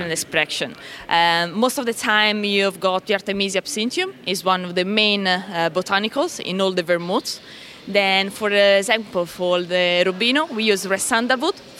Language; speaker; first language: English; non-native, fluent; Italian